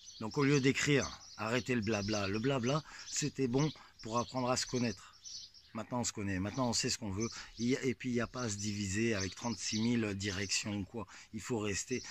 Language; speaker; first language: French; native; French